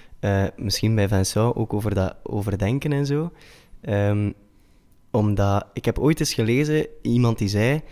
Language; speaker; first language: Dutch; native; Dutch